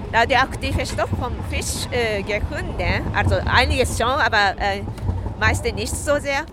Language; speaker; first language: German; non-native, fluent; Japanese